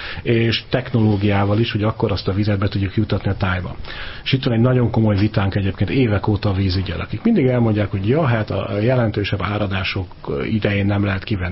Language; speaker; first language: Hungarian; native; Hungarian